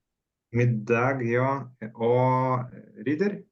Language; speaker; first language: Norwegian; non-native, learner; Lithuanian